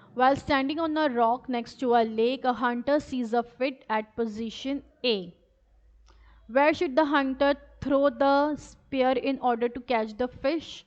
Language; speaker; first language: English; non-native, local second language; Urdu